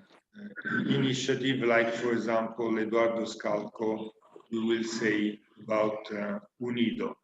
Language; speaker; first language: English; non-native, learner; Italian